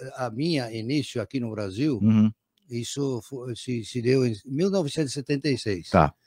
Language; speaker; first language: Portuguese; non-native, fluent; Dutch